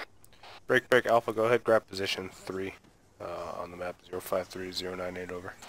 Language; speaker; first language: English; native; English